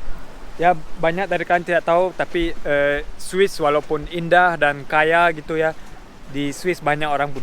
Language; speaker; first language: Indonesian; early bilingual, heritage; Indonesian